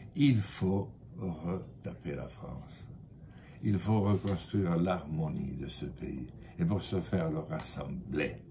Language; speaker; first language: French; native; French